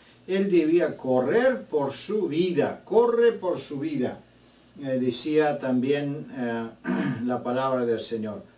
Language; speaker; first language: Spanish; non-native, fluent; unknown